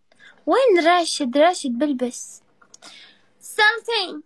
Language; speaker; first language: Arabic; non-native, learner; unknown